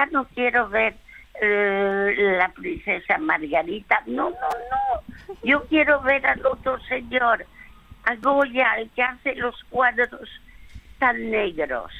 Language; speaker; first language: Spanish; early bilingual, other home language; French